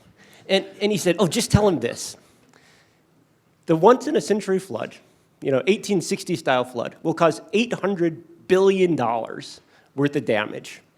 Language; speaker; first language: English; native; English